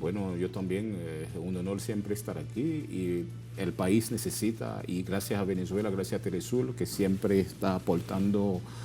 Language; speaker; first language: Spanish; non-native, fluent; Haitian Creole